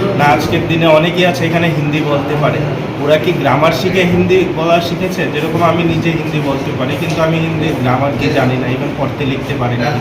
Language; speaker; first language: Bangla; native; Bangla